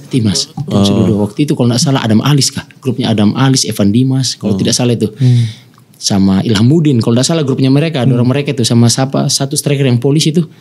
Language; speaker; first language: Indonesian; native; Indonesian